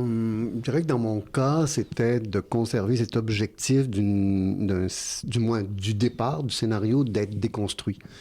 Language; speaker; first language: French; native; French